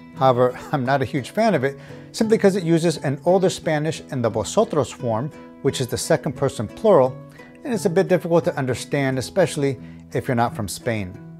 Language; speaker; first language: English; early bilingual, other home language; Spanish